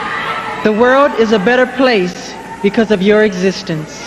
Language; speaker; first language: English; native; English